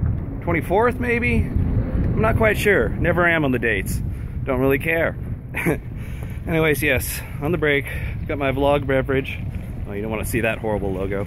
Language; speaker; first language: English; native; English